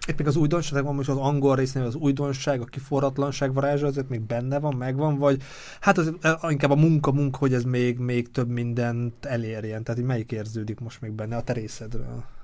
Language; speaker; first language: Hungarian; native; Hungarian